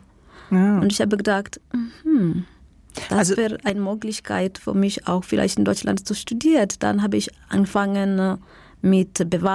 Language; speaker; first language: German; non-native, learner; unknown